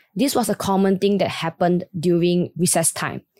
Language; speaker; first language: English; non-native, local second language; Chinese